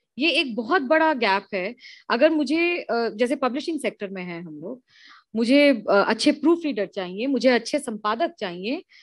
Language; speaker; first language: Hindi; native; Hindi